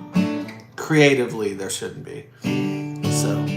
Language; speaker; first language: English; native; English